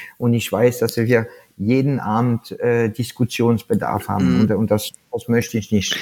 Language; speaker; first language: German; non-native, fluent; French